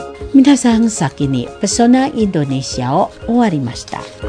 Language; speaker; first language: Japanese; non-native, fluent; Indonesian